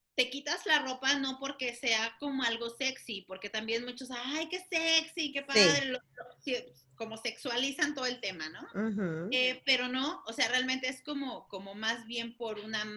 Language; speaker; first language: Spanish; native; Spanish